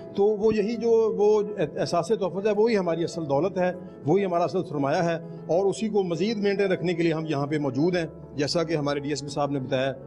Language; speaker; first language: Urdu; non-native, local second language; Punjabi